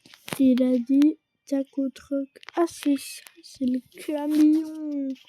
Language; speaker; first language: French; native; French